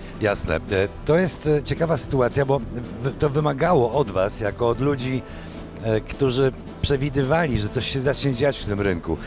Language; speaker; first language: Polish; native; Polish